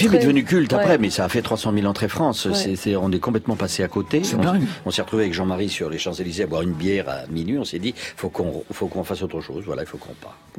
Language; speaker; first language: French; native; French